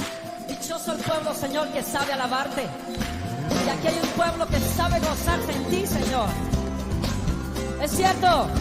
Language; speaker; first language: Spanish; native; Spanish